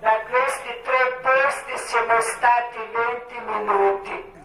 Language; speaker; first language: Italian; non-native, learner; Croatian